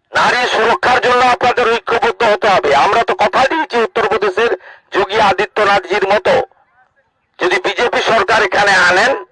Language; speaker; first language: Bangla; native; Bangla